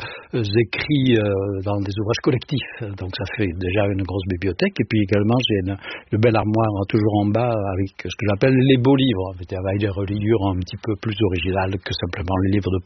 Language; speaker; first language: French; native; French